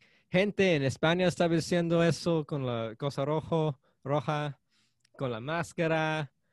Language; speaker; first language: Spanish; early bilingual, heritage; Spanish